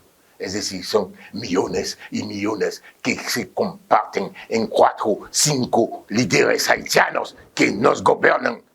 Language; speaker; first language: Spanish; non-native, fluent; French